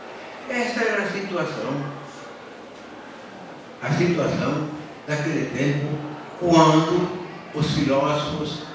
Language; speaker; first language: Portuguese; native; Portuguese